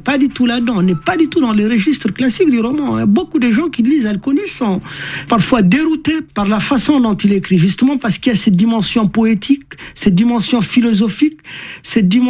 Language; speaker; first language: French; non-native, local second language; Tamasheq